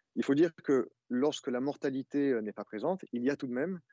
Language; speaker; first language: French; native; French